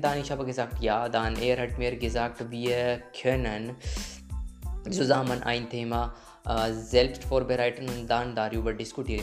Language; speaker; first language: German; non-native, learner; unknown